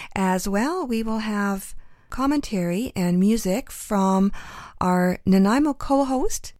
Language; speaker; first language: English; native; English